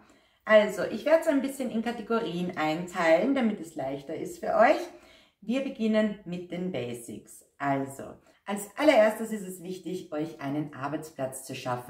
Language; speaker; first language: German; native; German